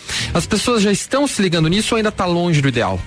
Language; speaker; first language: Portuguese; native; Portuguese